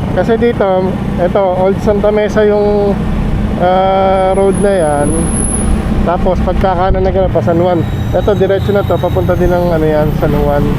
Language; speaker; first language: Filipino; native; Filipino